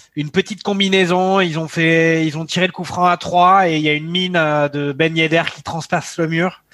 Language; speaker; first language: French; native; French